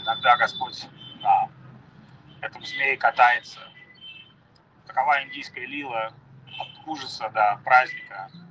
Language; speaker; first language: Russian; native; Russian